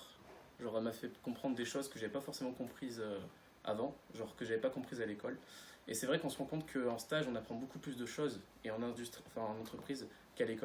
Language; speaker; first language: French; native; French